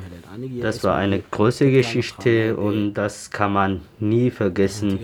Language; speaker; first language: German; non-native, learner; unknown